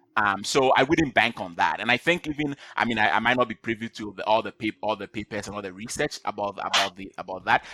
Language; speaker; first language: English; non-native, local second language; Akan